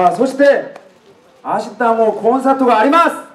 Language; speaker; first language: Japanese; non-native, learner; Korean